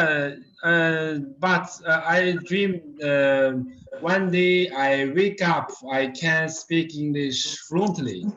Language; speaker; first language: English; non-native, learner; Chinese